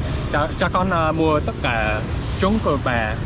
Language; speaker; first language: Vietnamese; non-native, learner; English